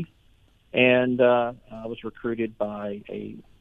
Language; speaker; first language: English; native; English